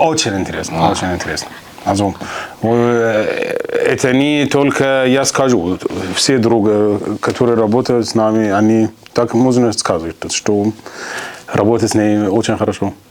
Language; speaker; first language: Russian; non-native, learner; German